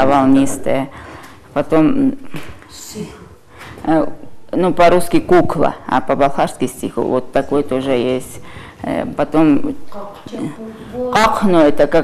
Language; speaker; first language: Russian; non-native, local second language; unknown